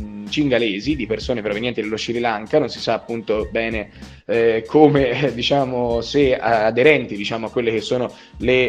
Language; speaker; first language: Italian; native; Italian